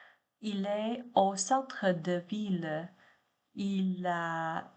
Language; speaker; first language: French; non-native, learner; Chinese